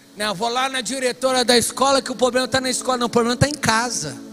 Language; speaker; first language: Portuguese; native; Portuguese